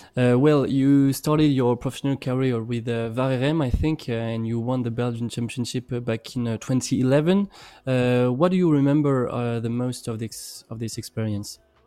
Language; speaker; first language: English; non-native, fluent; French